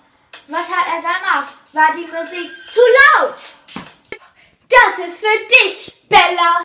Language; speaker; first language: German; non-native, learner; English